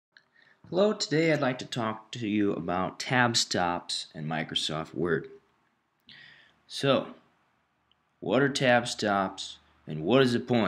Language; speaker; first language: English; native; English